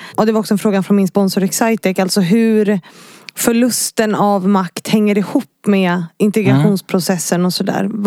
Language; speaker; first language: Swedish; native; Swedish